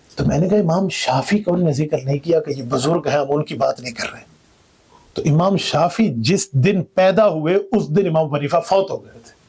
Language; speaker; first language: Urdu; non-native, local second language; Punjabi